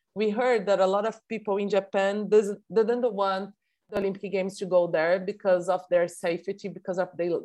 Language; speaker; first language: English; non-native, fluent; Portuguese